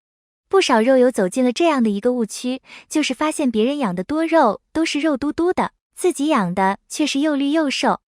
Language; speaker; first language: Chinese; native; Chinese